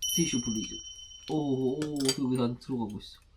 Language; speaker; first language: Korean; native; Korean